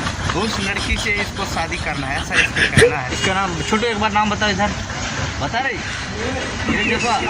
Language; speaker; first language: Hindi; non-native, local second language; Chhattisgarhi